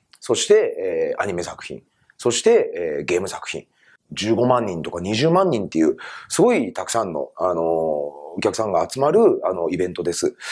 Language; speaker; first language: Japanese; native; Japanese